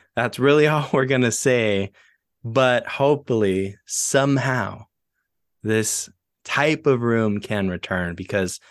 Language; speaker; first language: English; native; English